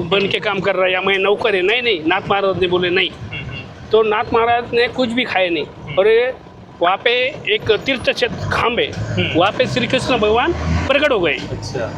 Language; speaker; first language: Hindi; non-native, local second language; Marathi